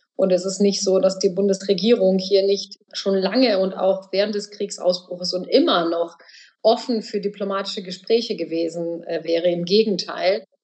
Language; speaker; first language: German; early bilingual, other home language; Bosnian